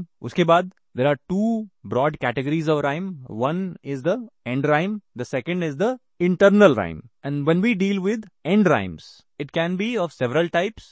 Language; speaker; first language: English; non-native, local second language; Hindi